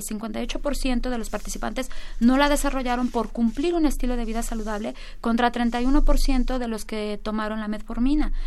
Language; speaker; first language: Spanish; native; Spanish